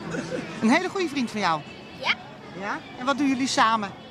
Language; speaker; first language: Dutch; native; Dutch